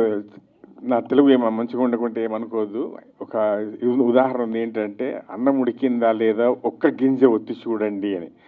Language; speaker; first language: Telugu; non-native, fluent; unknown